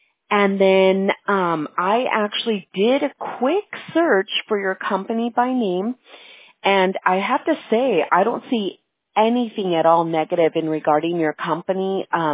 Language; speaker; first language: English; early bilingual, other home language; Spanish